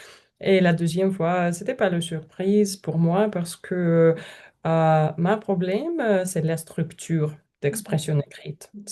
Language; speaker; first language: French; non-native, learner; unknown